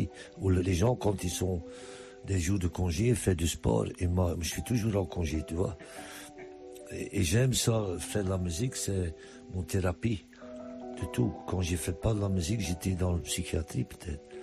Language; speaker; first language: French; non-native, fluent; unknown